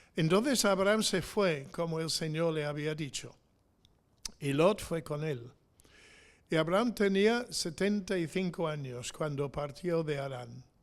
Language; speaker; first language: Spanish; non-native, fluent; English